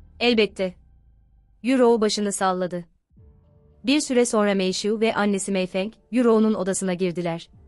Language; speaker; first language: Turkish; native; Turkish